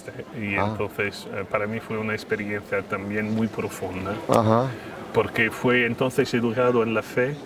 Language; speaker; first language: Spanish; non-native, fluent; French